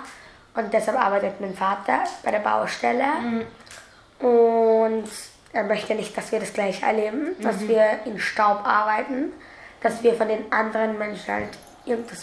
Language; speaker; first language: German; early bilingual, other home language; Turkish